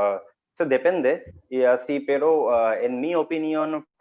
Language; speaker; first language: Spanish; non-native, learner; Bangla